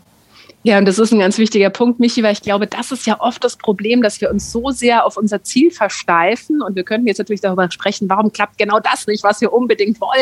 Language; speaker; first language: German; native; German